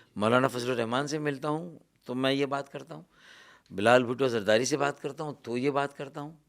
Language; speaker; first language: Urdu; native; Urdu